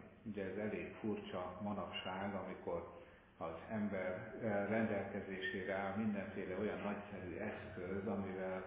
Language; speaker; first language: Hungarian; native; Hungarian